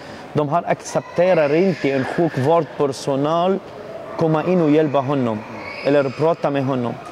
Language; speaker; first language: Swedish; non-native, learner; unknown